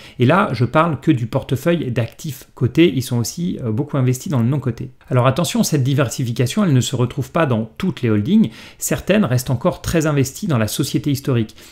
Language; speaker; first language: French; native; French